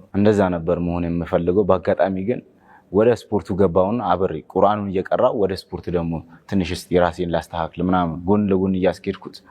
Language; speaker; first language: Amharic; non-native, local second language; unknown